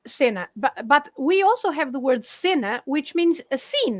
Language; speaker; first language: English; non-native, fluent; Portuguese